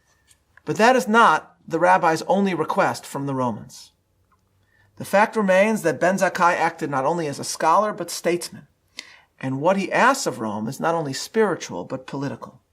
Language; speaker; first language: English; native; English